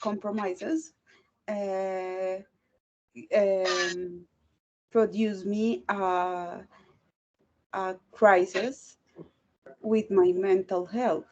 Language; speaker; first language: English; non-native, learner; Spanish